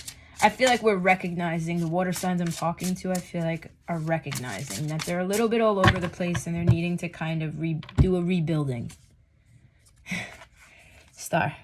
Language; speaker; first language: English; native; English